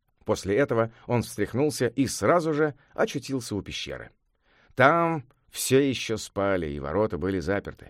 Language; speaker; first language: Russian; native; Russian